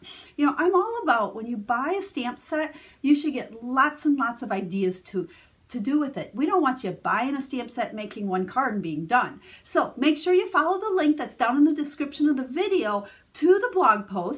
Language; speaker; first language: English; native; English